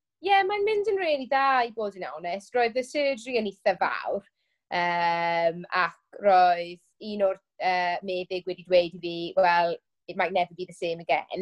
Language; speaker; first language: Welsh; non-native, local second language; English